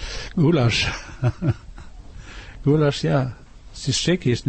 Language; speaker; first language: German; non-native, learner; French